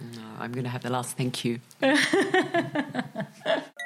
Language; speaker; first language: English; native; English